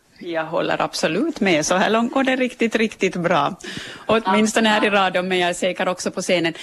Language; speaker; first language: Swedish; native; Swedish